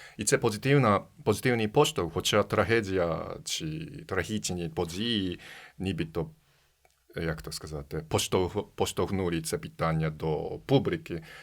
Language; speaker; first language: Ukrainian; non-native, fluent; Japanese